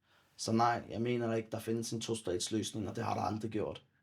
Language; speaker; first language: Danish; early bilingual, other home language; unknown